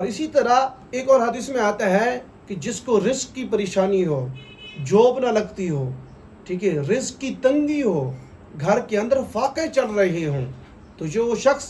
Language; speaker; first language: Urdu; native; Urdu